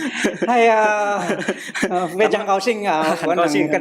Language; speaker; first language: Chinese; non-native, learner; Indonesian